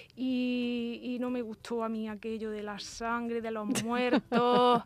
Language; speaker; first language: Spanish; native; Spanish